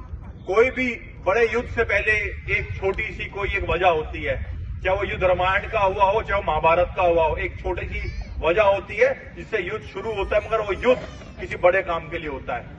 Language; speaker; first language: Hindi; native; Hindi